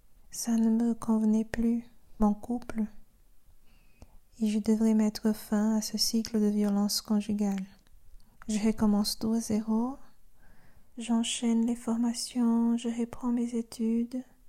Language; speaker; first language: French; non-native, fluent; Portuguese